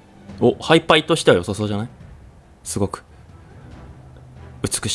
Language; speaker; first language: Japanese; native; Japanese